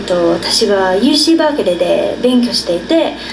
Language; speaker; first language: Japanese; non-native, learner; English